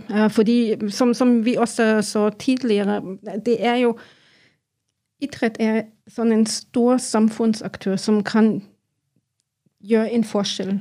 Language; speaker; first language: Norwegian; non-native, fluent; German